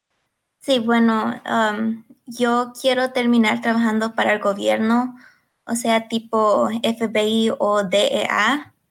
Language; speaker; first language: Spanish; early bilingual, heritage; Spanish